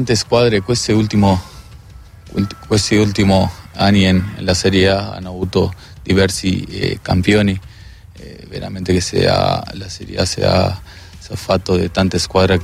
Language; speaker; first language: Italian; non-native, fluent; Spanish